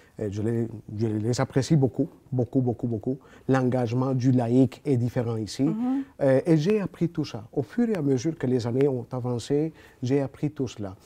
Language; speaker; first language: French; non-native, fluent; Spanish